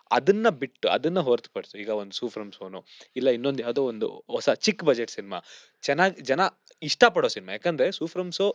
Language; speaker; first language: Kannada; native; Kannada